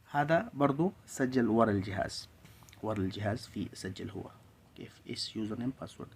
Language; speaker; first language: Arabic; non-native, learner; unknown